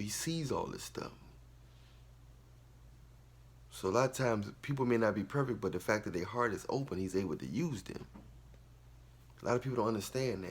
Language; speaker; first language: English; native; English